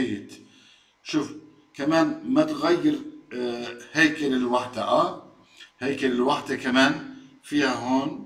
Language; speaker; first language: Arabic; non-native, fluent; Turkish